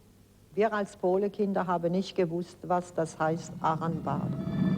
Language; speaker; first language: German; early bilingual, other home language; Polish